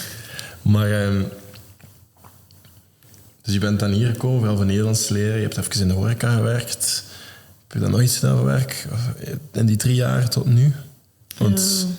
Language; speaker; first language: Dutch; native; Dutch